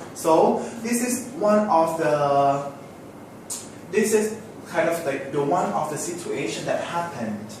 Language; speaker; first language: English; non-native, learner; Thai